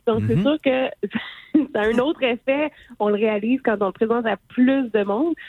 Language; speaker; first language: French; native; French